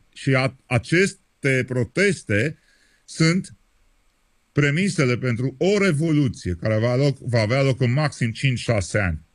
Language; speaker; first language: Romanian; native; Romanian